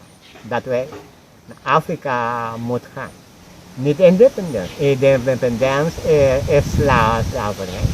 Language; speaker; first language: Dutch; non-native, local second language; Papiamento